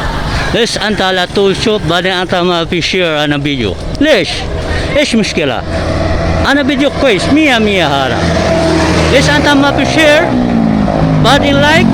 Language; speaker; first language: Arabic; non-native, learner; Cebuano